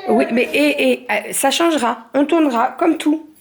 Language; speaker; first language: French; native; French